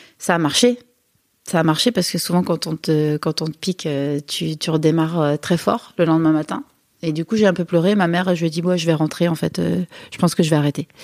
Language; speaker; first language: French; native; French